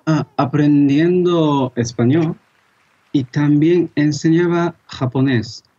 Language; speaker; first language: Spanish; non-native, fluent; Japanese